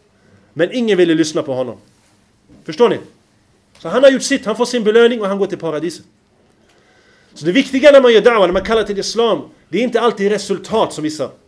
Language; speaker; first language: Swedish; non-native, fluent; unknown